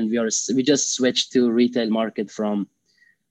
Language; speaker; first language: English; non-native, fluent; Persian